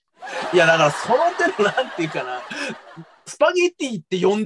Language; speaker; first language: Japanese; native; Japanese